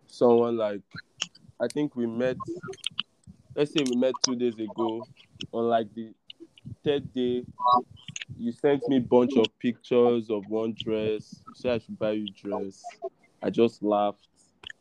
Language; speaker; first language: English; non-native, local second language; Yoruba